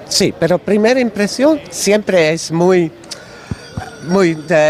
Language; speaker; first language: Spanish; non-native, learner; Dutch